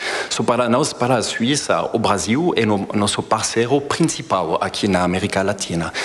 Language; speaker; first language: Portuguese; non-native, fluent; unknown